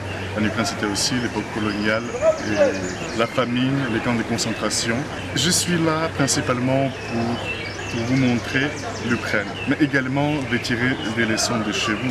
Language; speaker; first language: French; non-native, fluent; Ukrainian